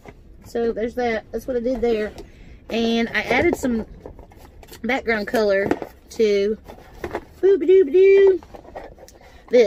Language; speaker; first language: English; native; English